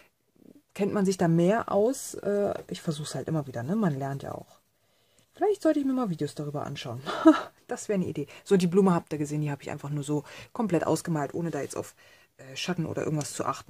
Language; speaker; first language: German; native; German